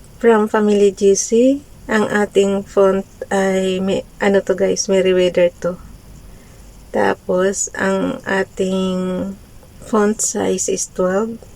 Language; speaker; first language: Filipino; native; Filipino